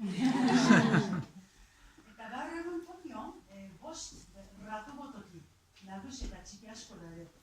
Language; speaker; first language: Basque; non-native, fluent; Japanese